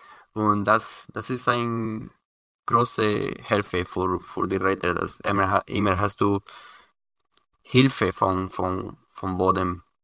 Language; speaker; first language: German; non-native, learner; Spanish